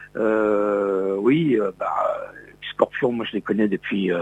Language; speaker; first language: French; native; French